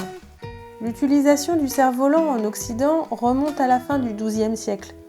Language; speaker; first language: French; native; French